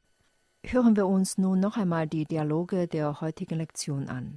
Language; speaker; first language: German; non-native, fluent; Chinese